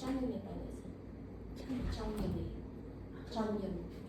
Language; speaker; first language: Korean; non-native, learner; Khmer